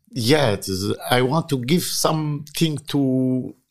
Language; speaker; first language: German; non-native, learner; Arabic